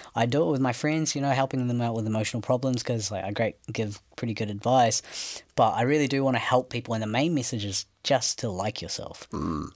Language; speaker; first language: English; native; English